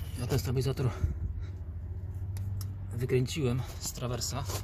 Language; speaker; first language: Polish; native; Polish